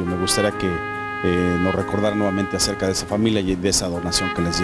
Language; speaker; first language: Spanish; native; Spanish